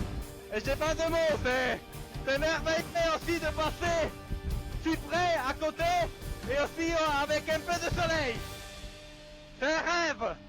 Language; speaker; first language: French; non-native, fluent; Italian